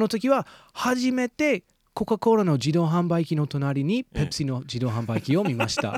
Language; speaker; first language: Japanese; non-native, fluent; English